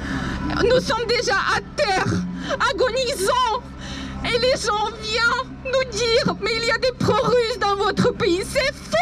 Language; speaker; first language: French; non-native, fluent; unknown